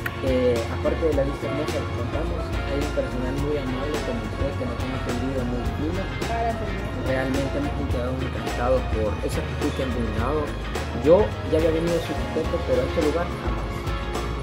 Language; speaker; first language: Spanish; native; Spanish